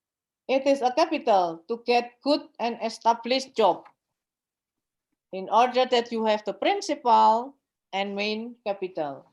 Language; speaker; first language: English; non-native, fluent; Indonesian